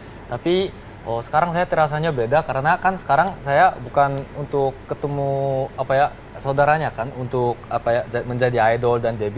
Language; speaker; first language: Indonesian; early bilingual, heritage; Indonesian